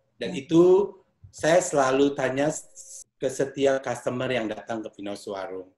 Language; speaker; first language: Indonesian; native; Indonesian